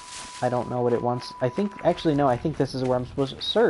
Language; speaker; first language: English; native; English